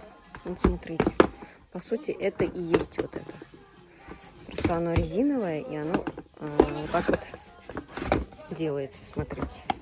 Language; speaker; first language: Russian; native; Russian